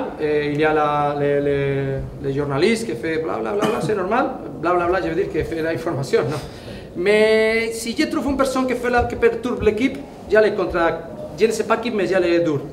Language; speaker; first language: French; non-native, fluent; Spanish